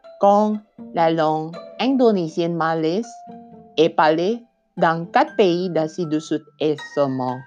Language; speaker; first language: French; non-native, learner; Indonesian